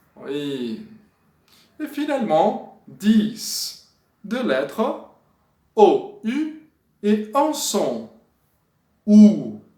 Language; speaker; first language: French; non-native, fluent; Portuguese